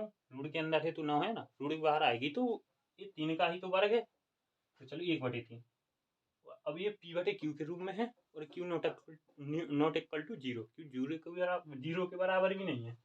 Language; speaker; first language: Hindi; native; Hindi